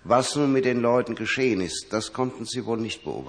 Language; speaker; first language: German; native; German